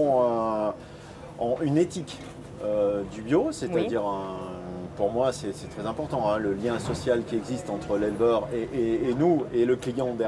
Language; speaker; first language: French; native; French